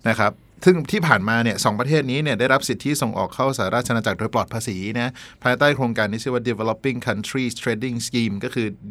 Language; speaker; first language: Thai; native; Thai